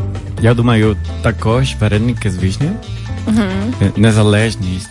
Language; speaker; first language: Ukrainian; non-native, learner; Spanish